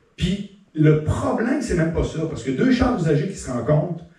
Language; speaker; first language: French; native; French